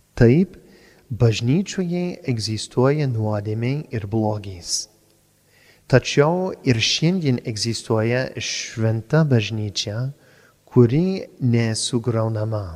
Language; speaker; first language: Lithuanian; non-native, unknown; English